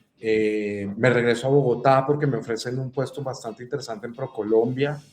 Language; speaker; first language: Spanish; native; Spanish